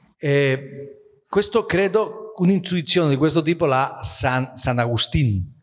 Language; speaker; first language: Italian; non-native, fluent; Spanish